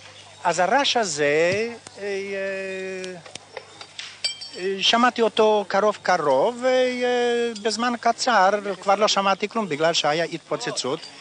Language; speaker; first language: Hebrew; non-native, fluent; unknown